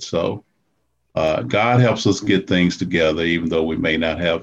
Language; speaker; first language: English; native; English